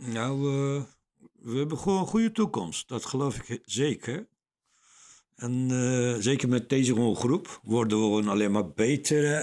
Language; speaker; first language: Dutch; non-native, learner; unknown